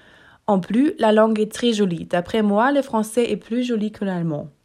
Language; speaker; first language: French; non-native, learner; German